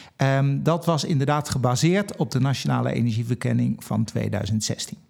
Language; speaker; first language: Dutch; native; Dutch